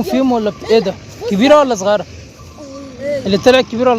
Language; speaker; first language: Arabic; native; Arabic